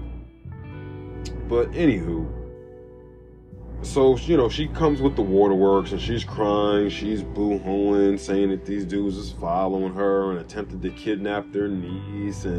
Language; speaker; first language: English; native; English